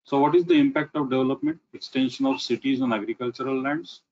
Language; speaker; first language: English; non-native, local second language; Marathi